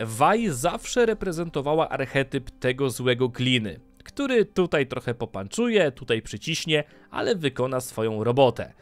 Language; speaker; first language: Polish; native; Polish